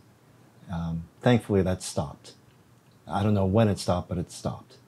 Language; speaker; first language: English; non-native, fluent; Korean